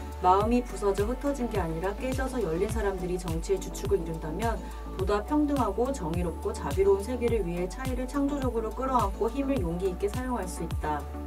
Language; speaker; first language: Korean; native; Korean